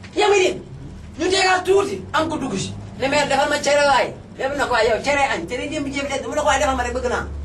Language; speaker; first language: Wolof; non-native, local second language; Fula